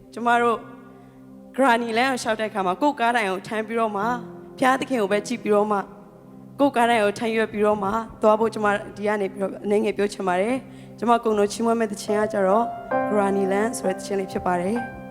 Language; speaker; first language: Burmese; non-native, local second language; Hakha Chin